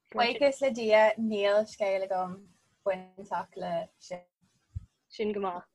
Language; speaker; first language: Irish; non-native, local second language; English